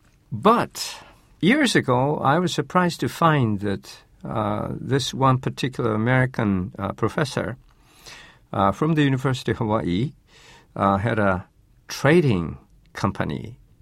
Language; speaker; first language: English; non-native, fluent; Japanese